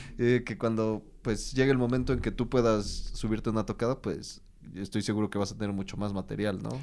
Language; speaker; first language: Spanish; native; Spanish